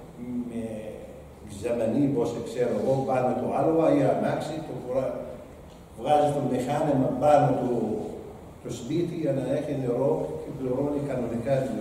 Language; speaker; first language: Greek; non-native, learner; Arabic